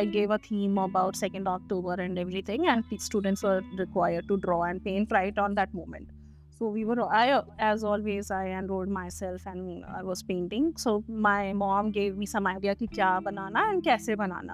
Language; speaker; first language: English; non-native, local second language; Hindi